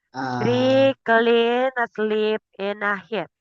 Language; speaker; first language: English; non-native, fluent; Filipino